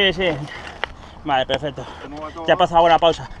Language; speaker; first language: Spanish; native; Spanish